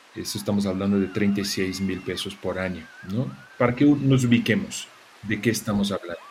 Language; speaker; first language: Spanish; non-native, fluent; Portuguese